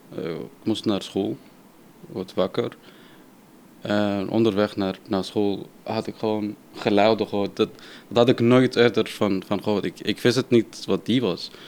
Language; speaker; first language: Dutch; non-native, fluent; Arabic